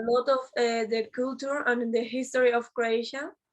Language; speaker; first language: English; non-native, learner; Spanish